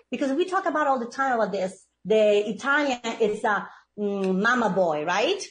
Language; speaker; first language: English; non-native, fluent; Italian